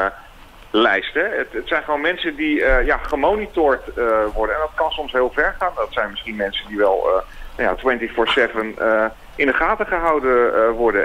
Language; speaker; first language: Dutch; native; Dutch